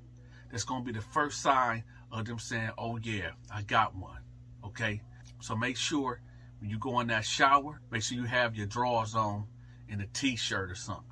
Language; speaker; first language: English; native; English